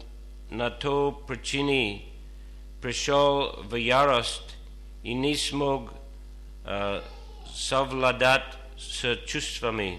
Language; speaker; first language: Russian; non-native, fluent; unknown